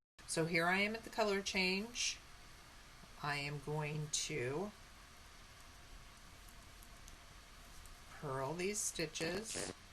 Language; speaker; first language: English; native; English